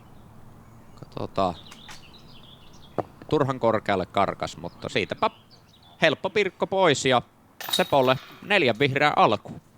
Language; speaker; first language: Finnish; native; Finnish